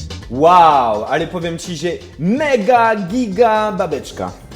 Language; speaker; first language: Polish; non-native, fluent; French